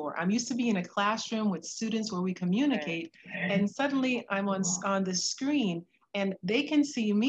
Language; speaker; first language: English; native; English